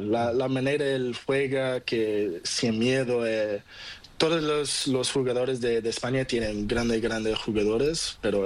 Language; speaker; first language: Spanish; non-native, learner; Portuguese